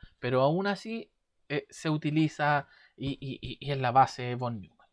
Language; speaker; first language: Spanish; native; Spanish